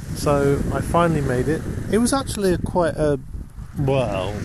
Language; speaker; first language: English; native; English